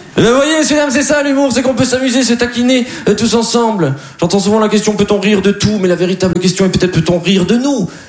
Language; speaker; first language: French; native; French